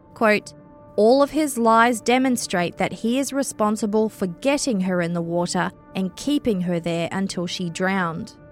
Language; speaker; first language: English; native; English